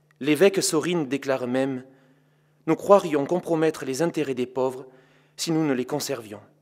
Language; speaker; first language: French; native; French